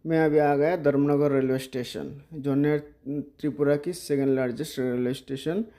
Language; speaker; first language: Hindi; non-native, local second language; Bangla